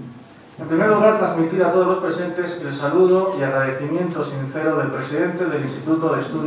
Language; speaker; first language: Spanish; native; Spanish